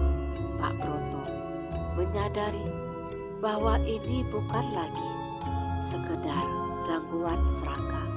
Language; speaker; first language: Indonesian; native; Indonesian